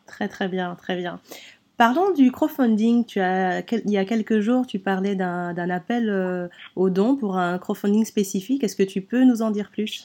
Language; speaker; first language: French; native; French